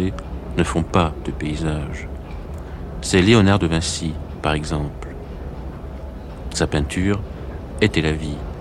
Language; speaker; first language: French; native; French